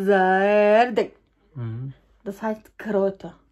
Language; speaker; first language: German; non-native, learner; Somali